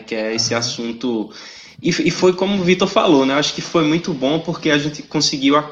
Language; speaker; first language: Portuguese; native; Portuguese